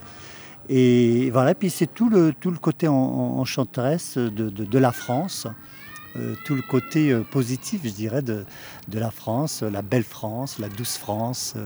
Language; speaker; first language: French; early bilingual, other home language; Kabyle